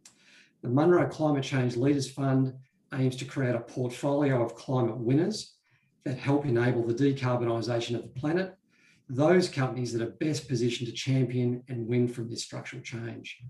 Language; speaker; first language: English; native; English